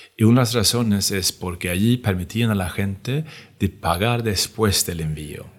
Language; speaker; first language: Spanish; non-native, fluent; Swedish